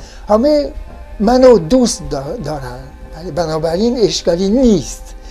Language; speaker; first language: Persian; non-native, fluent; French